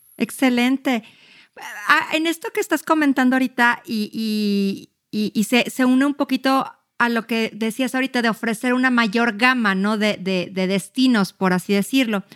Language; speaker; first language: Spanish; native; Spanish